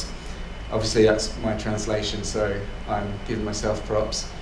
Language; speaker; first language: English; native; English